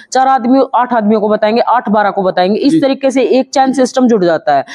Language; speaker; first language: Hindi; native; Hindi